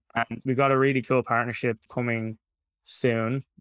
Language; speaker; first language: English; native; English